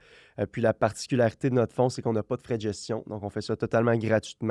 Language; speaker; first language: French; native; French